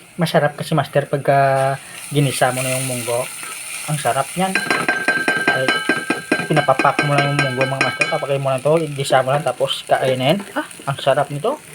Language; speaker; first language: Filipino; non-native, local second language; Hiligaynon